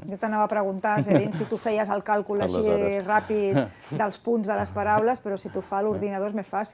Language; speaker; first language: Catalan; native; Catalan